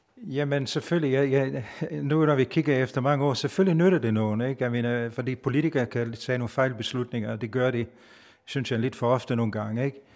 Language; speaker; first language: Danish; non-native, fluent; Italian